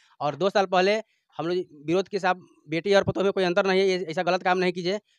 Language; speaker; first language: Hindi; native; Hindi